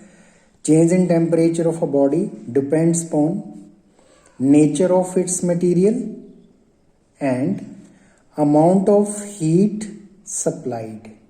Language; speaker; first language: English; non-native, local second language; Hindi